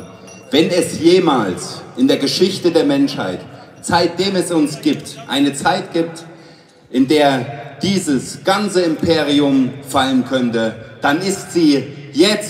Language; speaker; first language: German; native; German